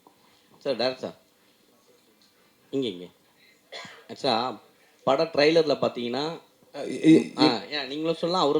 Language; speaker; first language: Tamil; native; Tamil